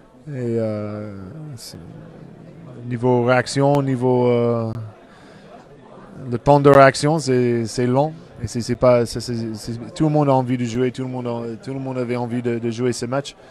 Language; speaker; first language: French; non-native, fluent; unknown